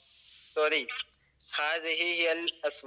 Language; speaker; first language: Arabic; non-native, learner; Urdu